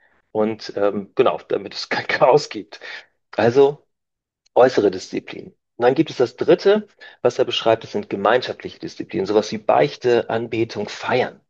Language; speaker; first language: German; native; German